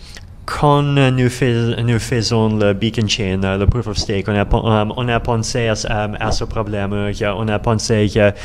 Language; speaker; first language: French; non-native, learner; Russian